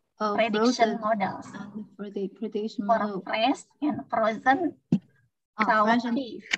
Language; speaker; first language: English; non-native, learner; Indonesian